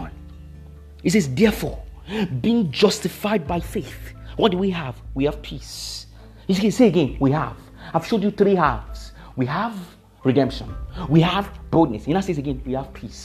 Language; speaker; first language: English; non-native, local second language; Yoruba